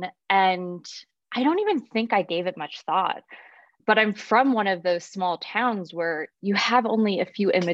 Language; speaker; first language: English; native; English